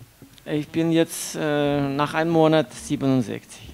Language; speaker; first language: German; non-native, fluent; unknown